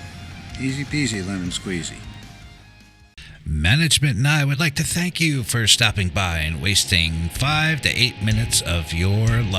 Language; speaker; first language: English; native; English